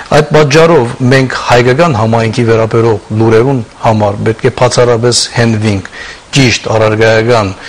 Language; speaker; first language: Armenian; early bilingual, heritage; Armenian